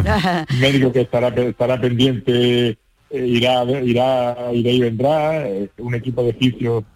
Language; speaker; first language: Spanish; native; Spanish